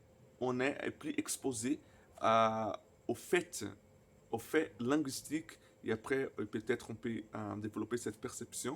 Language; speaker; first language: French; non-native, fluent; Portuguese